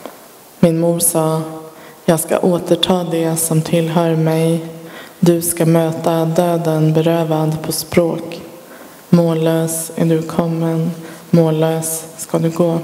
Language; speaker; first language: Swedish; early bilingual, other home language; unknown